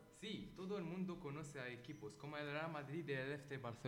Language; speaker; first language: Spanish; non-native, learner; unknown